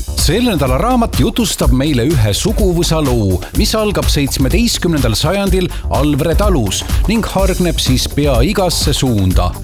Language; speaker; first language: Estonian; native; Estonian